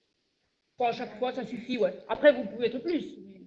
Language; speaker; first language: French; native; French